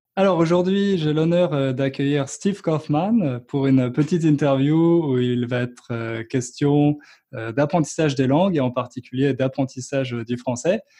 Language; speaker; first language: French; native; French